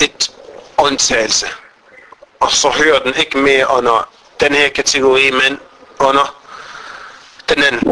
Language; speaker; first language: Danish; non-native, fluent; Arabic